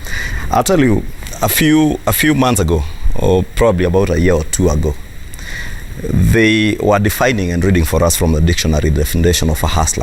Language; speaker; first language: English; non-native, local second language; Kikuyu